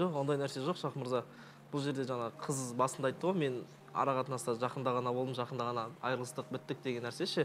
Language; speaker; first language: Kazakh; native; Kazakh